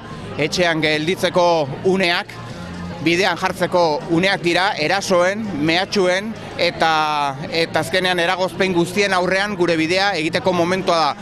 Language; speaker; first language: Basque; native; Basque